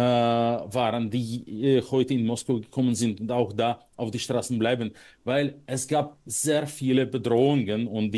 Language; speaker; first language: German; non-native, fluent; Russian